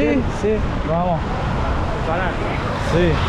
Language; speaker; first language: Spanish; non-native, learner; Polish